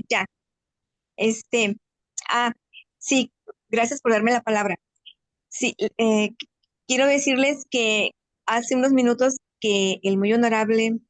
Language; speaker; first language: Spanish; native; Spanish